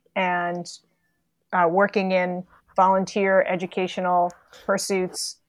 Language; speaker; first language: English; native; English